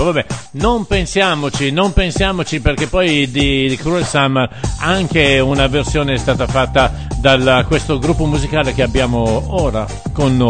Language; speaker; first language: Italian; native; Italian